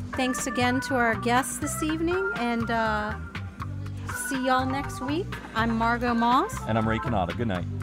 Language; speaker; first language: English; early bilingual, other home language; Spanish